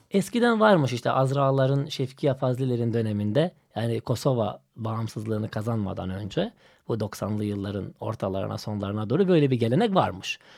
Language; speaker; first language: Turkish; non-native, fluent; Macedonian